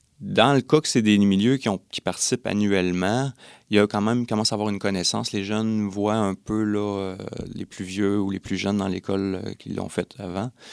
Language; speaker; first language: French; native; French